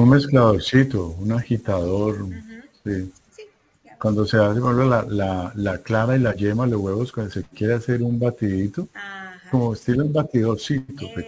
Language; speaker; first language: Spanish; native; Spanish